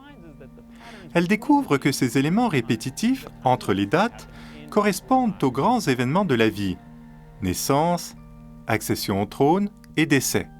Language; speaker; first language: French; native; French